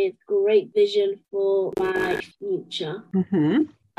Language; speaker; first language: English; native; English